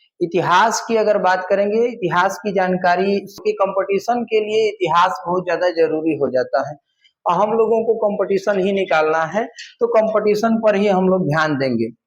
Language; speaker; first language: Hindi; native; Hindi